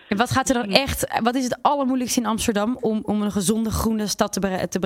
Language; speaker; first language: Dutch; native; Dutch